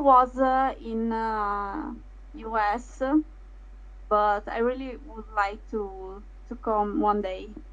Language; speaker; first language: English; non-native, fluent; Italian